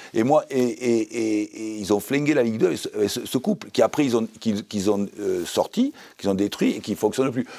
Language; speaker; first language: French; native; French